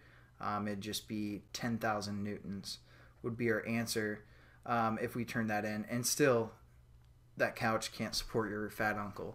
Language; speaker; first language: English; native; English